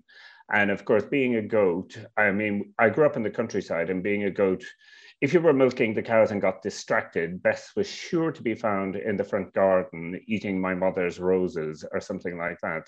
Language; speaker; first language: English; native; English